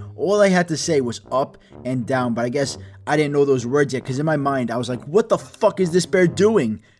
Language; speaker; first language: English; early bilingual, other home language; Greek